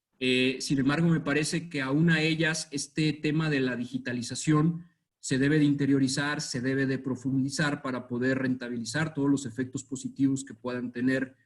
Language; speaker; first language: Spanish; native; Spanish